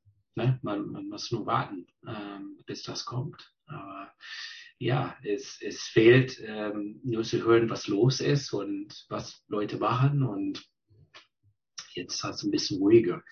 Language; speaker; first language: German; non-native, fluent; English